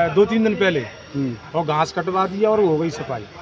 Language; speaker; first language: Hindi; native; Hindi